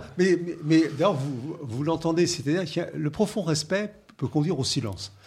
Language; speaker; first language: French; native; French